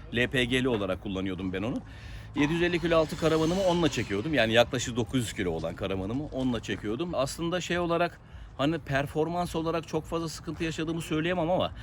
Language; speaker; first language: Turkish; early bilingual, heritage; Turkish